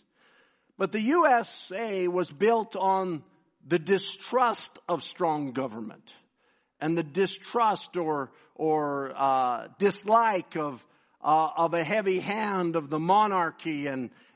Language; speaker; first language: English; native; English